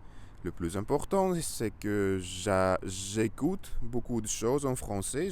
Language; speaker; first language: French; non-native, learner; Russian